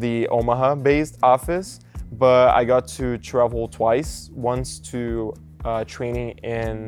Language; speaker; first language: English; non-native, fluent; Portuguese